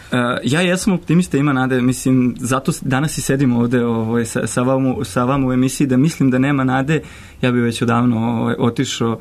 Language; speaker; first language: Serbian; native; Serbian